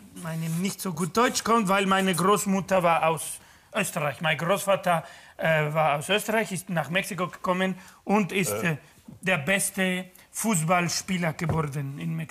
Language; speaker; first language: German; non-native, fluent; Spanish